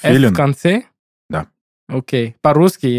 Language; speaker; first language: Russian; non-native, learner; English